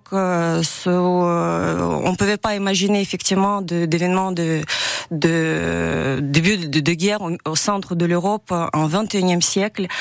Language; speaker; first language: French; non-native, fluent; Ukrainian